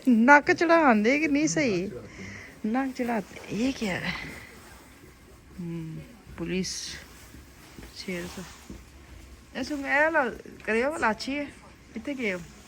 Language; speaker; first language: Hindi; non-native, local second language; Punjabi